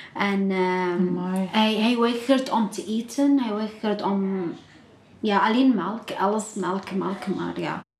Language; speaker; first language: Dutch; non-native, learner; Arabic